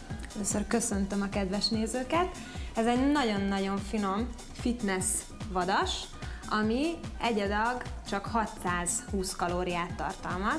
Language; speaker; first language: Hungarian; native; Hungarian